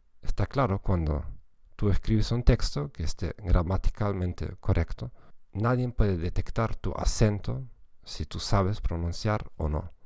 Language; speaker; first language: Spanish; non-native, fluent; German